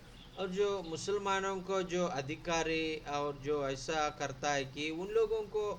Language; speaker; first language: Hindi; non-native, local second language; Telugu